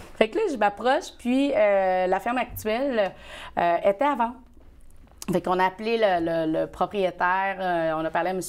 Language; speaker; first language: French; early bilingual, other home language; Vietnamese